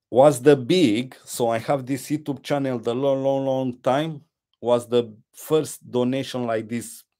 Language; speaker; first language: English; non-native, learner; Romanian